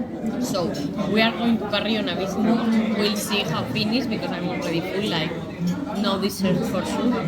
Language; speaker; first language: English; non-native, learner; Spanish